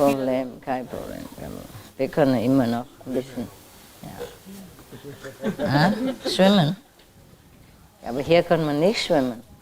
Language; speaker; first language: German; non-native, learner; Vietnamese